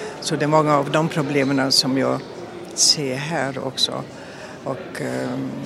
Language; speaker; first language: Swedish; non-native, fluent; German